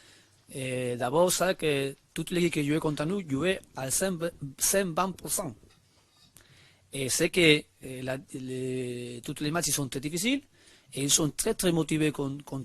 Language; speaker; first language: French; non-native, learner; Spanish